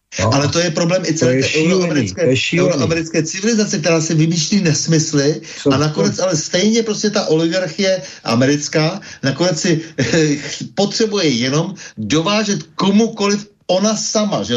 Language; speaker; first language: Czech; native; Czech